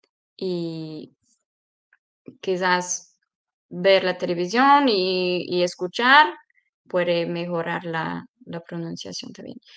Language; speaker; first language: Spanish; non-native, fluent; English